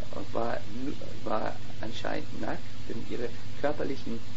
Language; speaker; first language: German; native; German